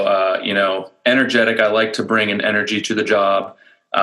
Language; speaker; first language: English; native; English